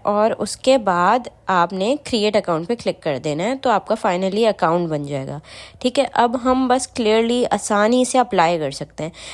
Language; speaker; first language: Urdu; non-native, local second language; Punjabi